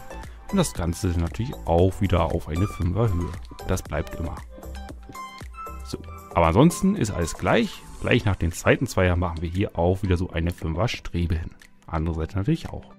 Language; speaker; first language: German; native; German